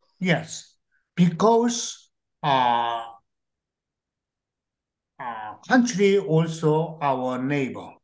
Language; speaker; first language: English; non-native, learner; Korean